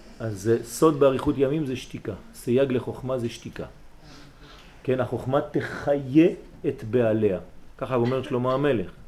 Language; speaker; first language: Hebrew; early bilingual, heritage; Hebrew